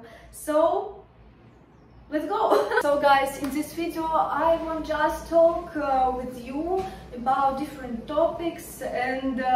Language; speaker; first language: English; non-native, learner; Russian